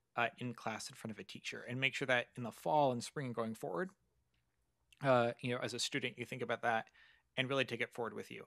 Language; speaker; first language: English; native; English